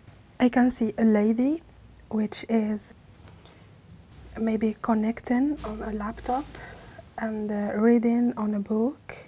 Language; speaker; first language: English; non-native, learner; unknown